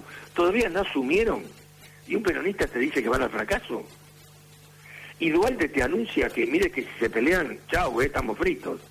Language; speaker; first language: Spanish; native; Spanish